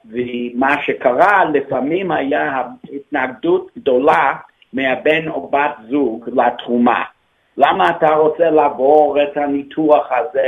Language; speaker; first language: Hebrew; non-native, fluent; English